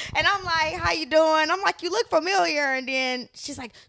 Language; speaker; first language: English; native; English